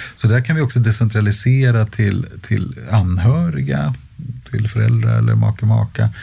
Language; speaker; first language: Swedish; native; Swedish